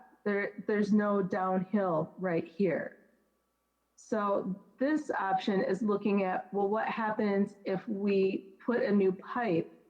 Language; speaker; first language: English; native; English